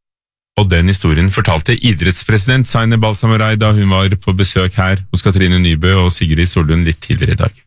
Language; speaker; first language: Norwegian; native; Norwegian